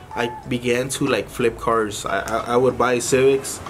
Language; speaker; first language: English; early bilingual, other home language; Spanish